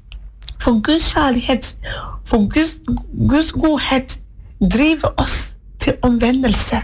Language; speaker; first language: Norwegian; non-native, fluent; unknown